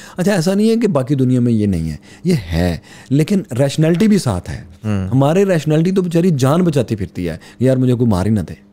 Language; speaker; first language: Urdu; non-native, local second language; Punjabi